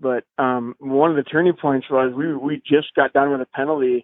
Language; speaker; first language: English; native; English